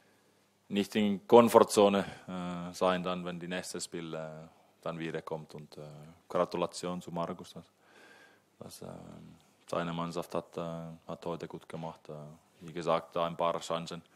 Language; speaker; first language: German; non-native, fluent; Finnish